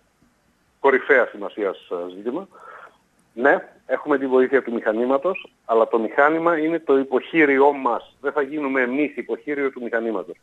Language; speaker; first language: Greek; native; Greek